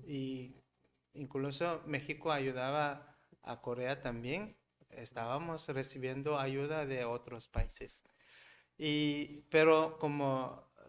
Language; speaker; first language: Spanish; non-native, learner; Korean